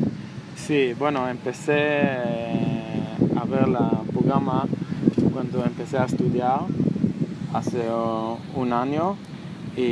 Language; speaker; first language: Spanish; non-native, learner; Hebrew